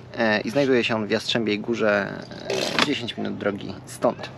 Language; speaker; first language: Polish; native; Polish